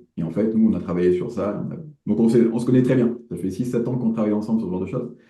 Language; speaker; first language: French; native; French